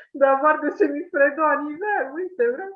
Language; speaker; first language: French; non-native, fluent; Italian